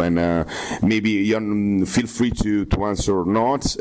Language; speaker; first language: English; non-native, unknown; Italian